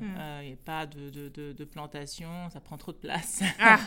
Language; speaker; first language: French; non-native, fluent; Portuguese